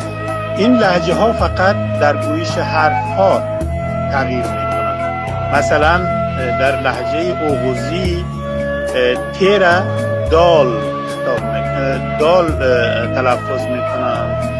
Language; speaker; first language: Persian; non-native, local second language; Uzbek